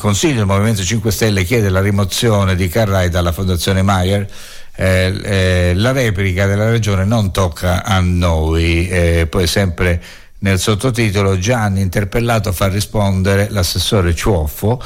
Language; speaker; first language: Italian; native; Italian